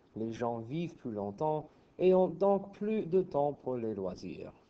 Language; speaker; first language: French; non-native, fluent; English